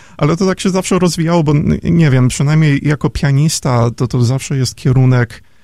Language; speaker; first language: Polish; early bilingual, heritage; Polish